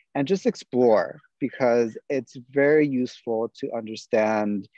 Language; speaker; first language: English; native; English